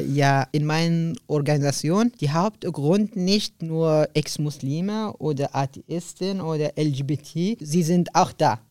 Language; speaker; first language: German; non-native, learner; Arabic